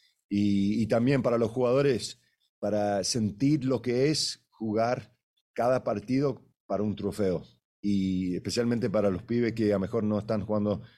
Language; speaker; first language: Spanish; native; Spanish